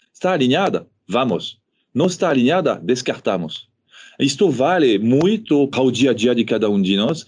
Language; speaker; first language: Portuguese; non-native, fluent; French